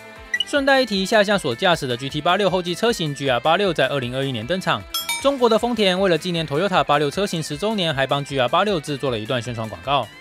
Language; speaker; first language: Chinese; native; Chinese